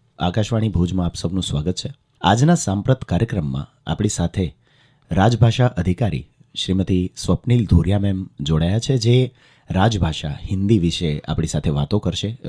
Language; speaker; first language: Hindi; non-native, local second language; Kachhi